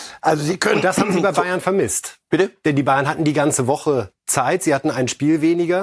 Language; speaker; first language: German; native; German